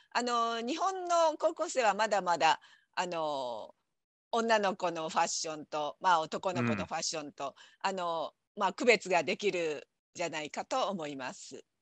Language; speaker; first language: Japanese; native; Japanese